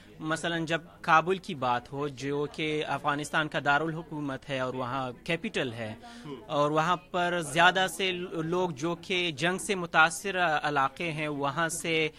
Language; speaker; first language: Urdu; non-native, fluent; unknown